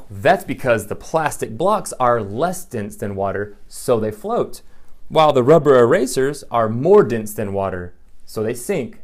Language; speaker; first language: English; native; English